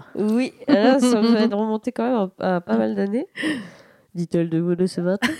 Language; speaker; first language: French; native; French